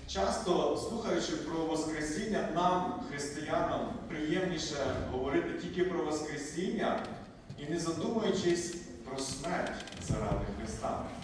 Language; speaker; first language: Ukrainian; native; Ukrainian